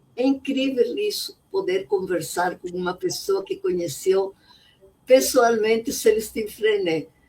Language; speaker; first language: Portuguese; non-native, fluent; Spanish